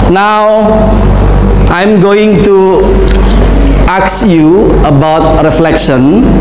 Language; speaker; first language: English; non-native, fluent; Indonesian